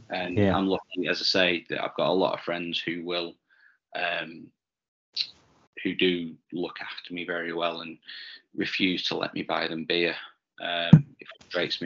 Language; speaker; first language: English; native; English